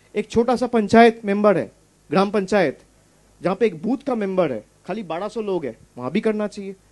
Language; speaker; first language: Hindi; non-native, local second language; Bangla